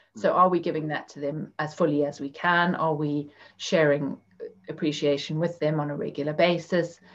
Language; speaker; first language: English; native; English